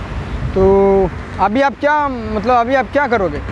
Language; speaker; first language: Hindi; non-native, local second language; Bangla